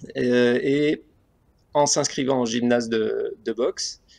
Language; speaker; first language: French; native; French